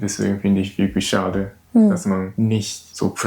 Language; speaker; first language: German; non-native, learner; Japanese